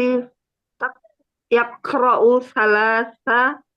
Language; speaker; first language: Arabic; non-native, learner; Indonesian